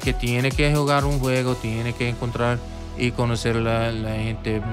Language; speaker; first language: Spanish; early bilingual, heritage; English